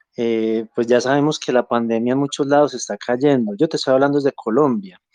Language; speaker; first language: Spanish; native; Spanish